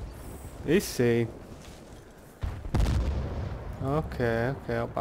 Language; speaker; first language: English; native; English